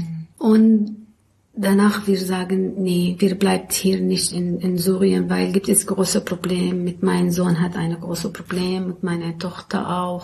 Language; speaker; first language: German; non-native, learner; Arabic